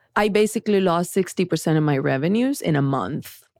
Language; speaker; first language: English; early bilingual, other home language; Spanish